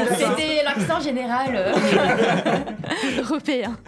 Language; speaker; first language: French; early bilingual, heritage; English